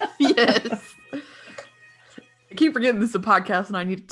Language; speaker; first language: English; native; English